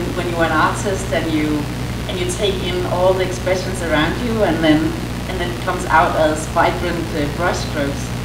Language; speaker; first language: English; non-native, fluent; Danish